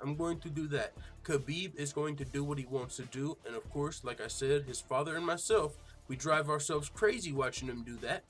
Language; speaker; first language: English; native; English